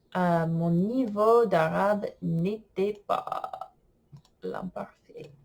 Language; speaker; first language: French; non-native, fluent; English